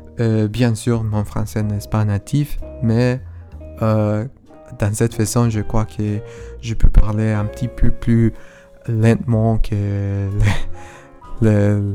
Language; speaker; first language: French; non-native, learner; Spanish